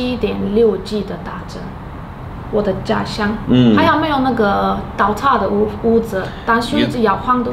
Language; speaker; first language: Chinese; non-native, fluent; Turkish